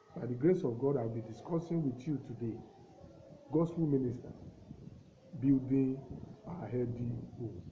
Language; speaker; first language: English; non-native, local second language; Yoruba